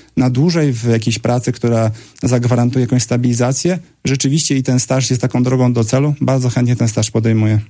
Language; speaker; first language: Polish; native; Polish